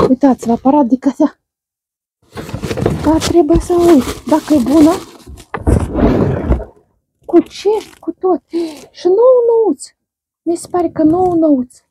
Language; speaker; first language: Romanian; non-native, learner; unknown